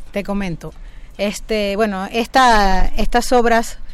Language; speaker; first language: Spanish; native; Spanish